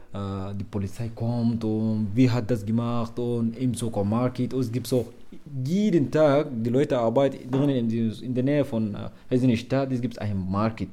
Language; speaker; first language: German; non-native, learner; Arabic